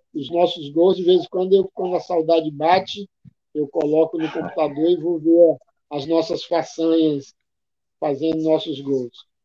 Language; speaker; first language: Portuguese; native; Portuguese